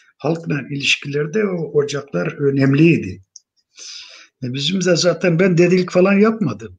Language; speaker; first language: Turkish; non-native, local second language; Zaza